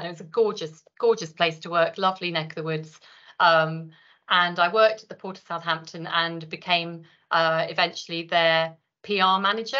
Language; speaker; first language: English; native; English